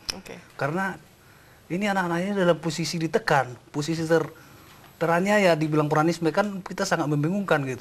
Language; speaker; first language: Indonesian; native; Indonesian